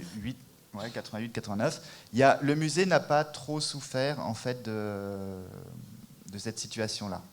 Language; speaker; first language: French; native; French